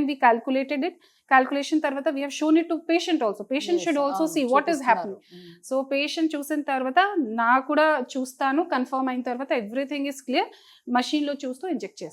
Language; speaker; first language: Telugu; non-native, fluent; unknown